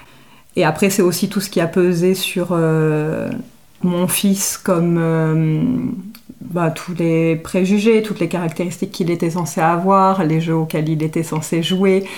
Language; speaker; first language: French; native; French